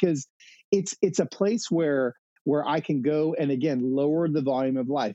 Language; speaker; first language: English; native; English